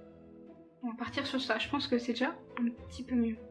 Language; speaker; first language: French; native; French